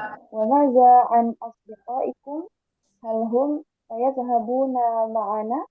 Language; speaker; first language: Arabic; non-native, learner; Indonesian